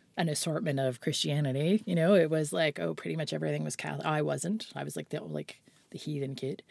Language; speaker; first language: English; native; English